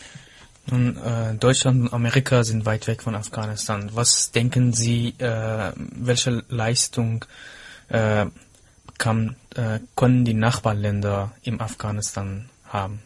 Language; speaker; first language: German; non-native, fluent; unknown